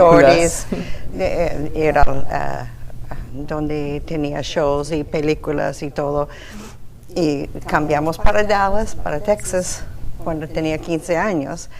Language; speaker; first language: Spanish; non-native, fluent; English